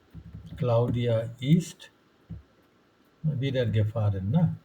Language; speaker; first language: German; non-native, fluent; Bangla